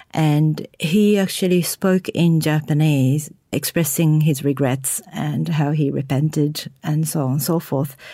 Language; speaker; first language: English; non-native, fluent; Japanese